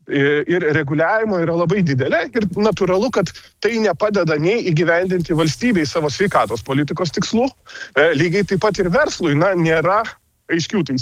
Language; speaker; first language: Lithuanian; native; Lithuanian